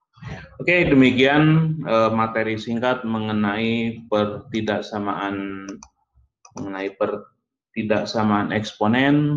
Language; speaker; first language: Indonesian; native; Indonesian